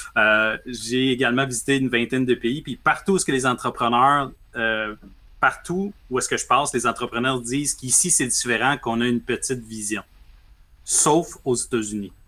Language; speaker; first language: French; early bilingual, other home language; Spanish